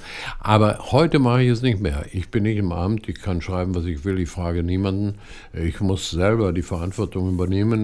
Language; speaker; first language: German; non-native, fluent; Hebrew